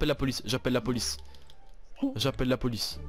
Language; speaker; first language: French; native; French